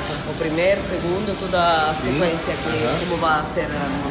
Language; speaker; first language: Portuguese; non-native, learner; Italian